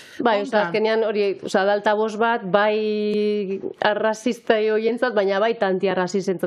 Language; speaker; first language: Basque; native; Basque